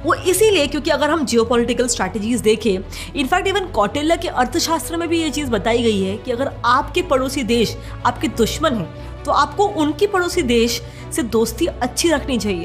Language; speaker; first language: Hindi; native; Hindi